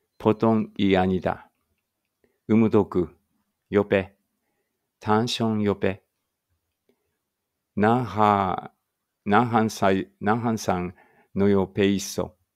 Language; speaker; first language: Japanese; native; Japanese